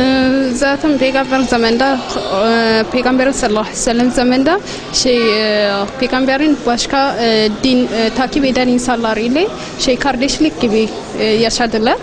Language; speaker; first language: Turkish; non-native, learner; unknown